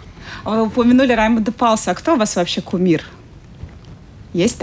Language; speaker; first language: Russian; native; Russian